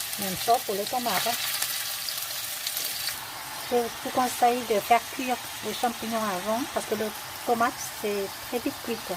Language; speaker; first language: French; non-native, learner; Vietnamese